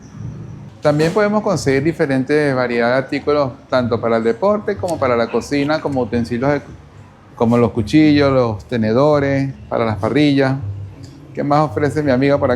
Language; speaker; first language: Spanish; native; Spanish